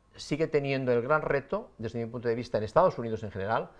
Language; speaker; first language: Spanish; native; Spanish